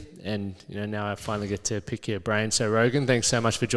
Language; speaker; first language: English; native; English